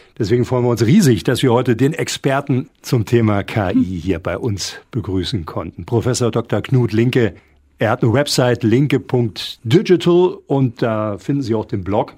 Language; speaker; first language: German; native; German